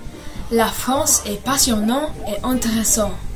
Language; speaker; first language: French; non-native, learner; English